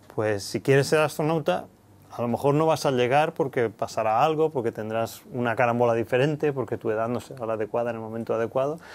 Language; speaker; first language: Spanish; native; Spanish